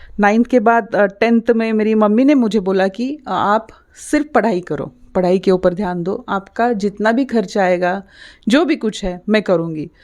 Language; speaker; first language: Hindi; non-native, local second language; Marathi